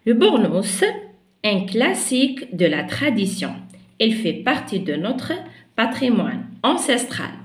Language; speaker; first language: French; non-native, local second language; Arabic